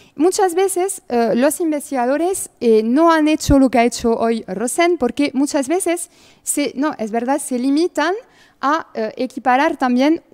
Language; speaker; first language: Spanish; non-native, fluent; French